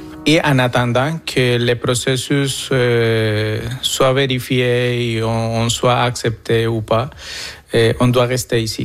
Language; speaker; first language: French; non-native, fluent; Spanish